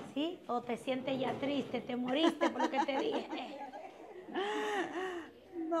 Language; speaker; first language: Spanish; native; Spanish